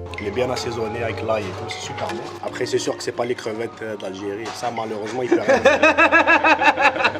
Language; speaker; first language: French; non-native, local second language; Arabic